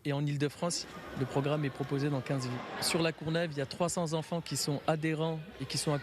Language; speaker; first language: French; native; French